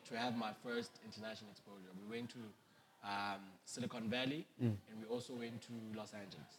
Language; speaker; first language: English; non-native, local second language; Southern Sotho